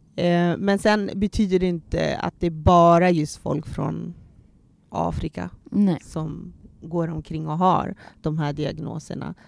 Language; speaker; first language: Swedish; early bilingual, other home language; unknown